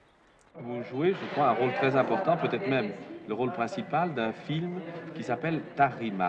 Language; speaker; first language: French; native; French